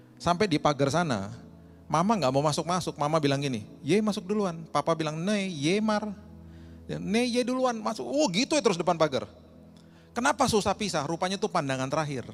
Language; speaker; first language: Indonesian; native; Indonesian